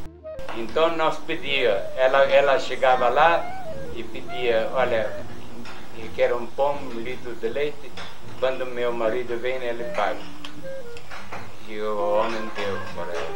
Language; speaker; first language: Portuguese; non-native, fluent; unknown